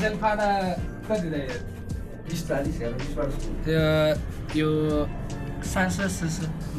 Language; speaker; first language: Chinese; non-native, learner; Nepali